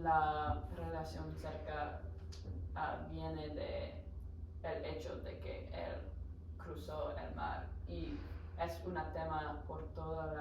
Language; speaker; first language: Spanish; non-native, learner; English